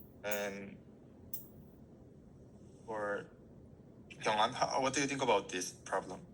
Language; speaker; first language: English; non-native, learner; Korean